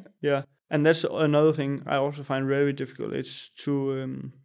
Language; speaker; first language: English; non-native, fluent; Danish